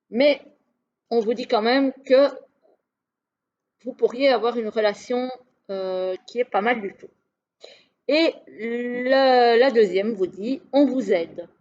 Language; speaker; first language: French; native; French